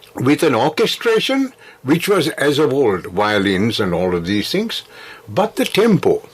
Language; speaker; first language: English; non-native, local second language; Sinhala